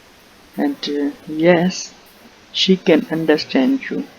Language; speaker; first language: English; non-native, local second language; Punjabi